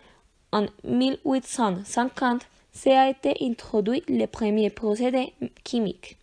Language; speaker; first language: French; non-native, learner; Spanish